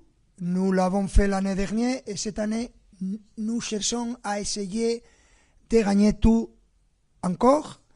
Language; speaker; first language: French; non-native, fluent; Spanish